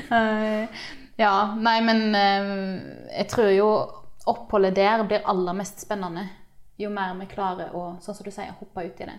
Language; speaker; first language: Norwegian; native; Norwegian